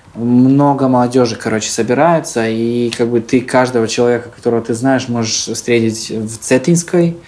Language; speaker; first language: Russian; early bilingual, heritage; Serbian